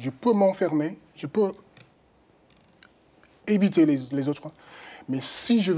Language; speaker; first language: French; non-native, fluent; English